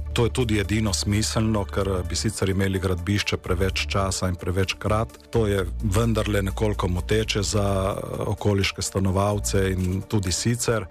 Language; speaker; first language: Slovenian; native; Slovenian